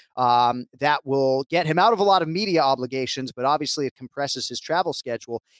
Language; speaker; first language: English; native; English